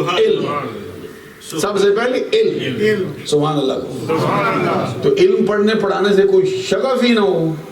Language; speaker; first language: Urdu; non-native, local second language; Punjabi